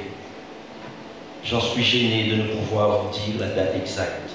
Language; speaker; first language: French; non-native, local second language; Haitian Creole